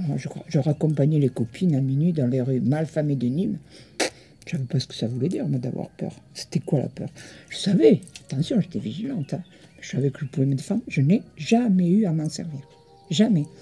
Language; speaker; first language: French; early bilingual, other home language; Italian